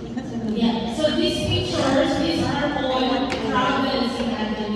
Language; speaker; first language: English; non-native, local second language; Cebuano